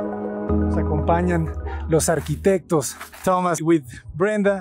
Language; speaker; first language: Spanish; native; Spanish